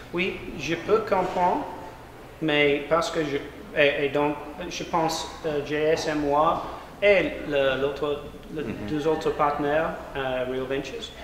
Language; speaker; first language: French; non-native, learner; English